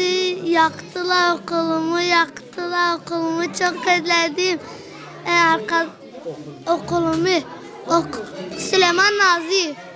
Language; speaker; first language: Turkish; non-native, local second language; Kurdish